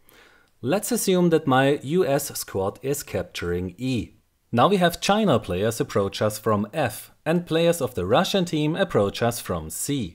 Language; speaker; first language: English; non-native, fluent; German